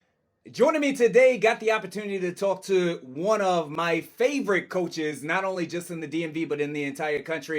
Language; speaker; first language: English; native; English